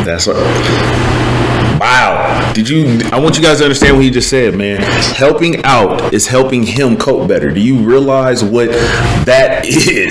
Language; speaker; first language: English; native; English